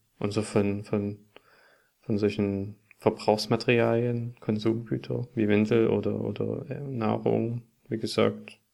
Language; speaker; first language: German; native; German